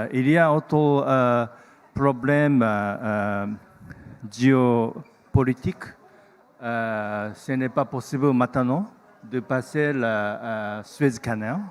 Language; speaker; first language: French; non-native, learner; Japanese